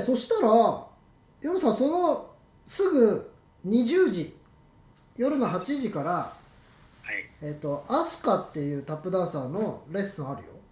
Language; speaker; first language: Japanese; native; Japanese